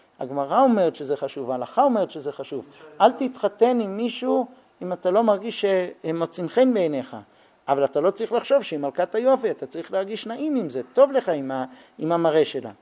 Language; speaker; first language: Hebrew; native; Hebrew